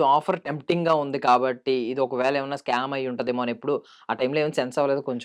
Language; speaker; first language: Telugu; native; Telugu